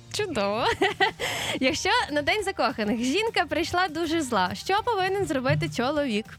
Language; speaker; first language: Ukrainian; native; Ukrainian